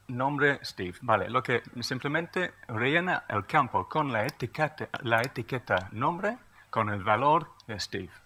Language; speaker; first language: Spanish; non-native, fluent; English